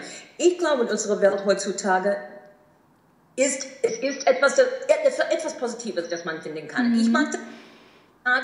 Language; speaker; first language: German; non-native, fluent; English